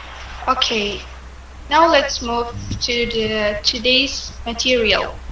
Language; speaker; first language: English; non-native, learner; Indonesian